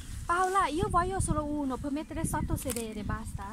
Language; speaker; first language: Italian; non-native, learner; Thai